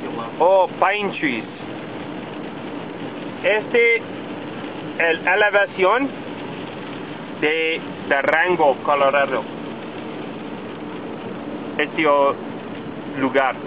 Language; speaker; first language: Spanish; non-native, learner; English